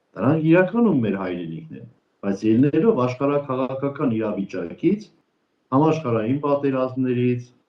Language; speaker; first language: Armenian; native; Armenian